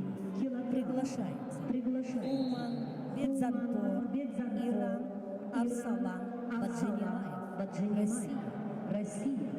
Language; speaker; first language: Russian; non-native, local second language; Yakut